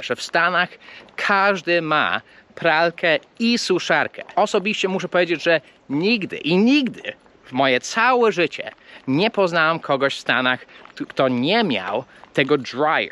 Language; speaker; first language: Polish; non-native, fluent; English